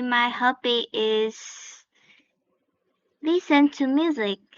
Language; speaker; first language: English; non-native, learner; Vietnamese